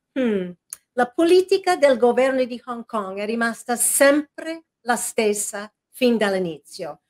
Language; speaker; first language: Italian; non-native, fluent; English